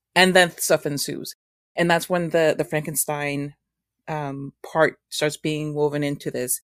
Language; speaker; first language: English; native; English